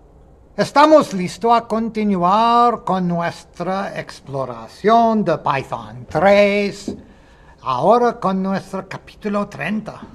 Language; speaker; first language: Spanish; non-native, fluent; English